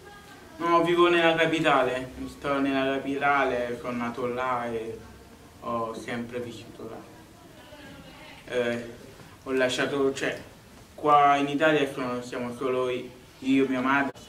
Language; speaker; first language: Italian; early bilingual, other home language; Lingala